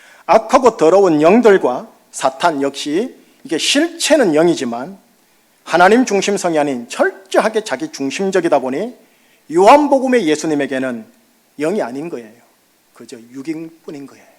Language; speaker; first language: Korean; native; Korean